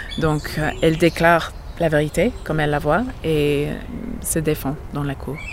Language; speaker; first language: French; non-native, fluent; English